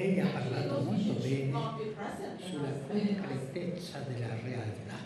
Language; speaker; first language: Italian; non-native, fluent; Spanish